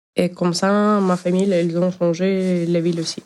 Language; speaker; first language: French; non-native, learner; Ukrainian